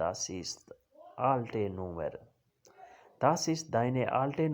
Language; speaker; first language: German; non-native, learner; Urdu